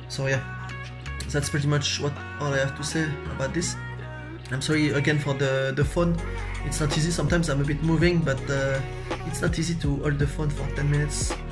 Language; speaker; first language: English; non-native, learner; French